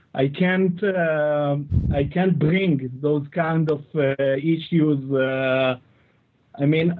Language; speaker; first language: English; non-native, fluent; Hebrew